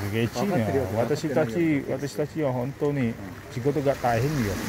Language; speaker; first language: Japanese; non-native, learner; Indonesian